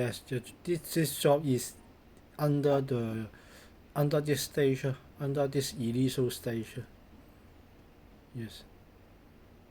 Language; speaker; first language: English; non-native, learner; Cantonese